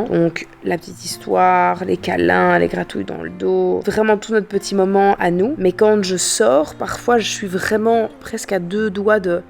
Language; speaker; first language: French; native; French